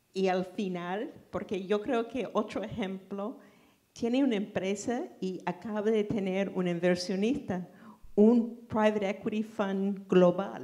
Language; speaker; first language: Spanish; non-native, fluent; English